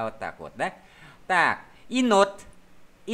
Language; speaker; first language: Russian; non-native, fluent; Vietnamese